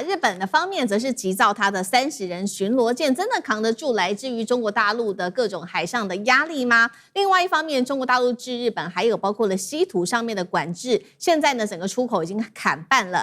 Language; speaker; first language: Chinese; native; Chinese